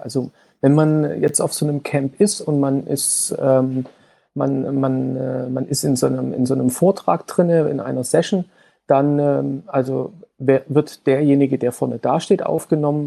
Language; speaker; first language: German; native; German